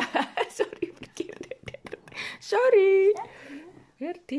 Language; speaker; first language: Dutch; non-native, learner; Indonesian